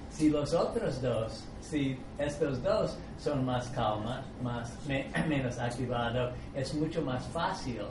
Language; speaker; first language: Spanish; non-native, fluent; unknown